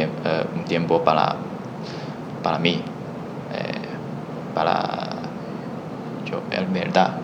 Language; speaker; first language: Spanish; non-native, learner; Chinese